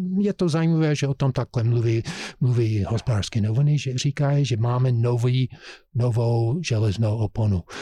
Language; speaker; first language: Czech; non-native, fluent; English